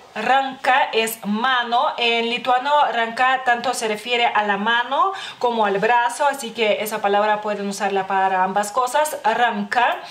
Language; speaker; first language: Spanish; non-native, fluent; Lithuanian